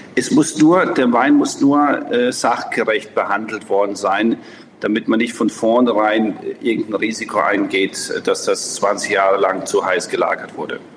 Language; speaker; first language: German; non-native, fluent; Croatian